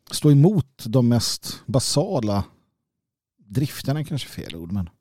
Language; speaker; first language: Swedish; native; Swedish